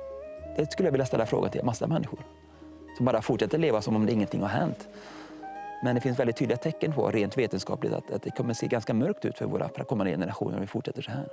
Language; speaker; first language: Swedish; native; Swedish